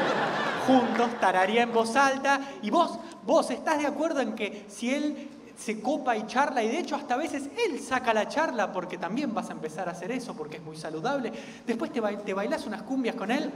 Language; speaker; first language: Spanish; native; Spanish